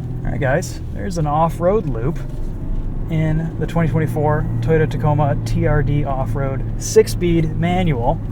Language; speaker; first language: English; native; English